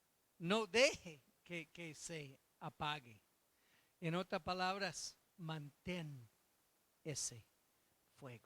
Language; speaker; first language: Spanish; non-native, fluent; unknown